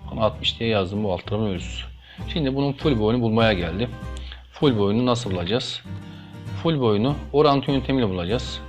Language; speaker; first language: Turkish; native; Turkish